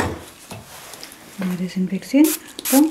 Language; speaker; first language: German; non-native, learner; Filipino